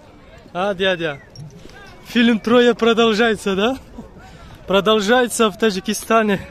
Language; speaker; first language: Russian; non-native, local second language; Tajik